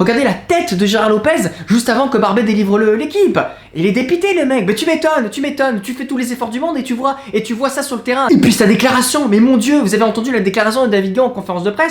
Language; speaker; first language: French; native; French